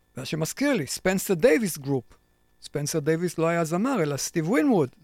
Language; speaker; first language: Hebrew; native; Hebrew